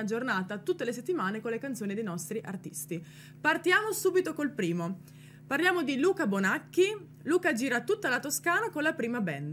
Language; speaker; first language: Italian; native; Italian